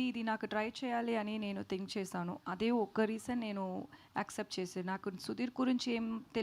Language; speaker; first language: Telugu; non-native, learner; Tamil